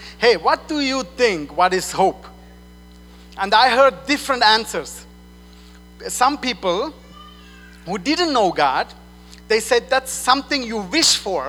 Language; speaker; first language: English; non-native, fluent; German